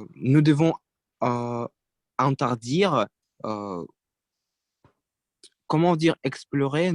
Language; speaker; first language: French; non-native, learner; Russian